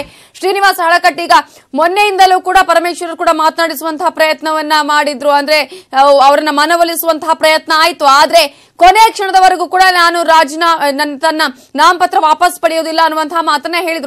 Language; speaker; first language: Kannada; native; Kannada